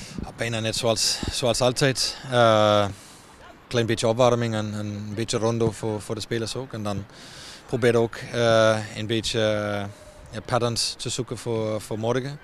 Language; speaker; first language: Dutch; non-native, fluent; Danish